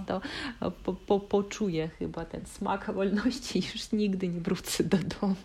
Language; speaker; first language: Polish; non-native, fluent; Russian